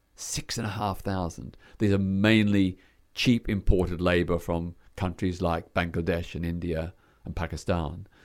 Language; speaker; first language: English; native; English